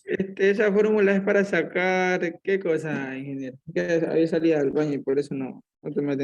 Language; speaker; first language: Spanish; native; Spanish